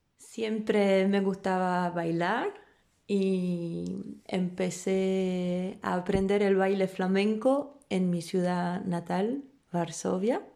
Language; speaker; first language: Spanish; non-native, fluent; Polish